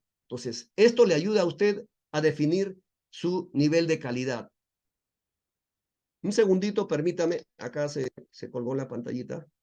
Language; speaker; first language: Spanish; native; Spanish